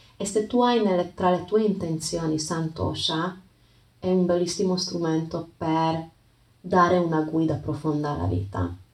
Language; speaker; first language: Italian; non-native, fluent; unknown